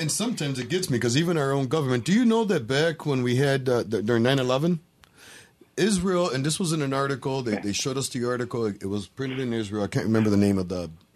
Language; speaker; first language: English; early bilingual, other home language; Spanish